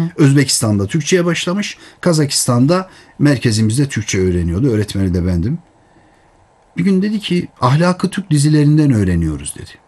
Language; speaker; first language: Turkish; native; Turkish